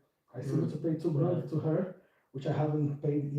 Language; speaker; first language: English; non-native, fluent; Portuguese